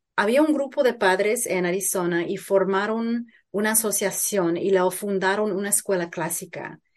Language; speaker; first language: Spanish; early bilingual, heritage; Spanish